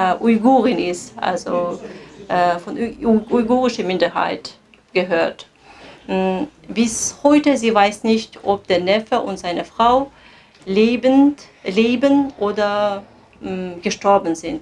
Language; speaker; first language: German; non-native, fluent; Kazakh